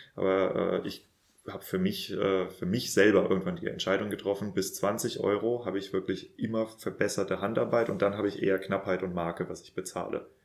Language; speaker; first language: German; native; German